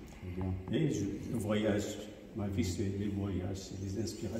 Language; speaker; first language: French; non-native, local second language; Arabic